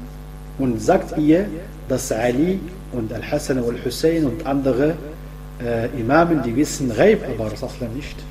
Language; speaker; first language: German; non-native, fluent; Arabic